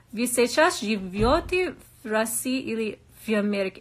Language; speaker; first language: Russian; non-native, learner; English